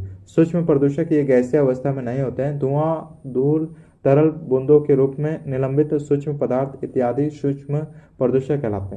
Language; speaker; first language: Hindi; native; Hindi